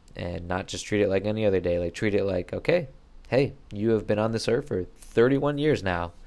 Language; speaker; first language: English; native; English